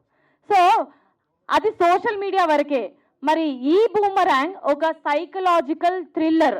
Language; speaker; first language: Telugu; native; Telugu